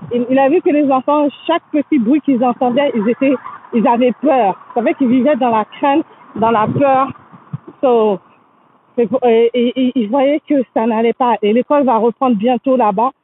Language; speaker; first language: French; native; French